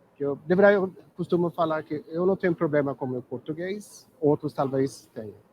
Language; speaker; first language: Portuguese; non-native, fluent; Swedish